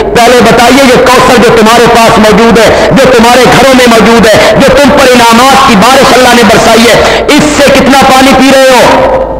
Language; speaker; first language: Urdu; non-native, local second language; Punjabi